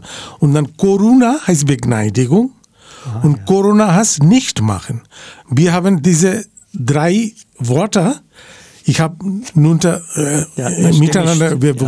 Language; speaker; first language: German; non-native, learner; Bangla